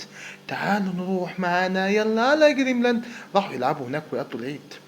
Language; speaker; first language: Arabic; native; Arabic